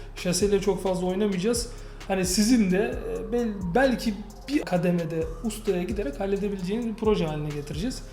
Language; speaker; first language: Turkish; native; Turkish